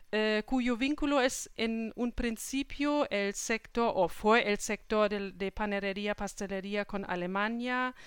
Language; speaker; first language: Spanish; non-native, fluent; German